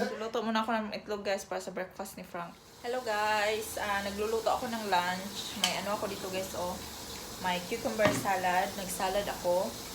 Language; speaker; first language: Filipino; non-native, local second language; Cebuano